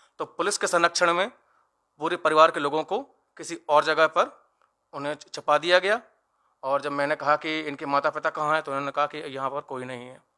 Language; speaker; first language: Hindi; native; Hindi